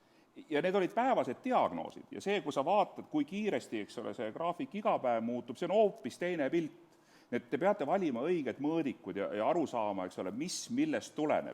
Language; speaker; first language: Estonian; native; Estonian